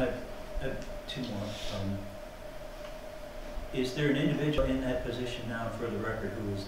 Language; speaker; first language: English; native; English